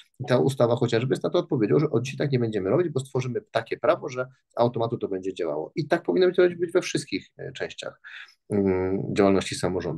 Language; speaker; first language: Polish; native; Polish